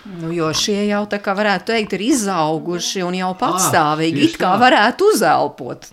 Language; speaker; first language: Latvian; native; Latvian